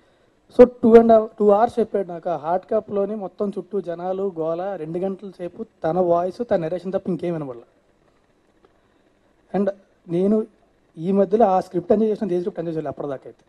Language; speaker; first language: Telugu; native; Telugu